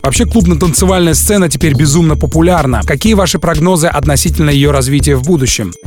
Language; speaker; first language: Russian; native; Russian